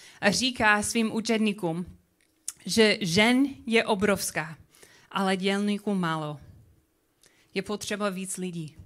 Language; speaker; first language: Czech; non-native, learner; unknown